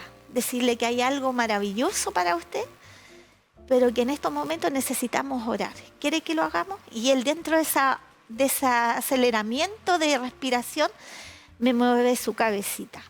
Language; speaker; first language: Spanish; native; Spanish